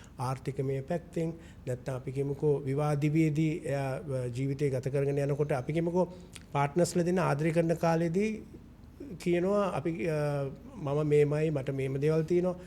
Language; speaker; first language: Sinhala; non-native, local second language; Malay